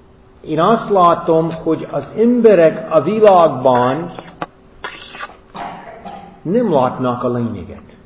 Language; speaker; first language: Hungarian; non-native, fluent; English